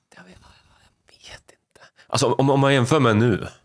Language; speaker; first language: Swedish; native; Swedish